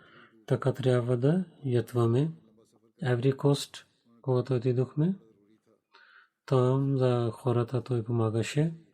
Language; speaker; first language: Bulgarian; non-native, learner; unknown